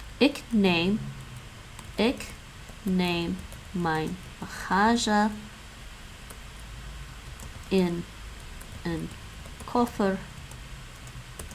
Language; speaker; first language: Dutch; non-native, learner; English